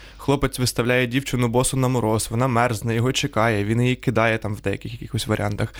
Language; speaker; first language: Ukrainian; native; Ukrainian